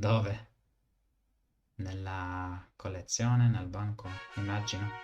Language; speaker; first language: Italian; non-native, learner; English